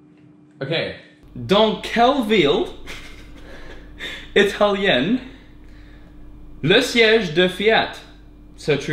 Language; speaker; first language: French; non-native, learner; English